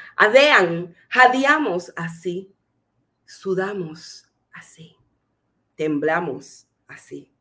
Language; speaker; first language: Spanish; native; Spanish